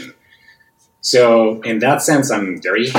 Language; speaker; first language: English; non-native, fluent; Russian